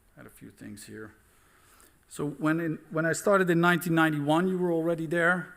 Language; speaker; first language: English; non-native, fluent; Dutch